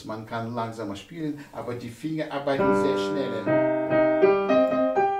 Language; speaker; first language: German; non-native, fluent; Russian